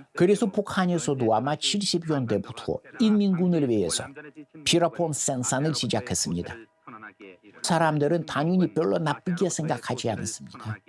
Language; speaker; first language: Korean; non-native, fluent; Russian